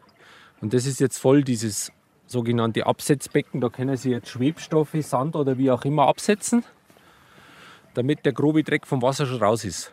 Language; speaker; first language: German; native; German